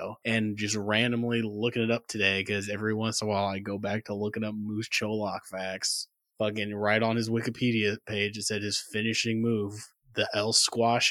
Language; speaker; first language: English; native; English